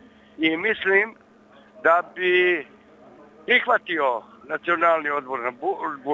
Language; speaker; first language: Bulgarian; non-native, learner; Serbian